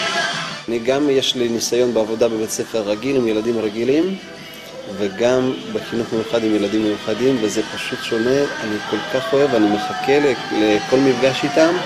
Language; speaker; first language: Hebrew; non-native, fluent; Russian